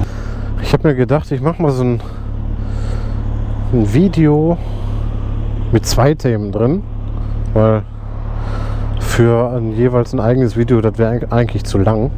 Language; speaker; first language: German; native; German